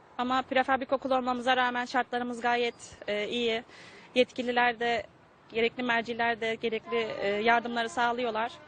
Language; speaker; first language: Turkish; native; Turkish